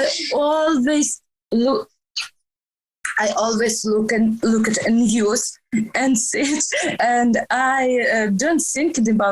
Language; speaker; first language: English; non-native, learner; Ukrainian